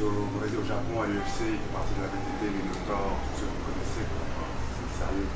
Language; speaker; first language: French; native; French